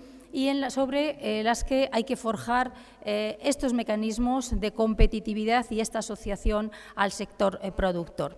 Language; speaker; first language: Spanish; native; Spanish